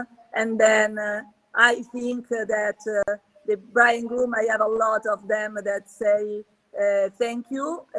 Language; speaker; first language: English; non-native, learner; Italian